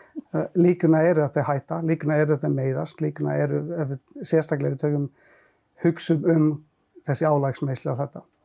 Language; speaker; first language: Icelandic; non-native, fluent; Finnish